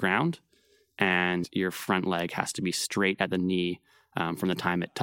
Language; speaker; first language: English; native; English